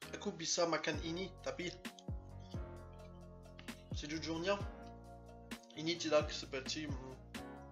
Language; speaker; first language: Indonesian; non-native, learner; French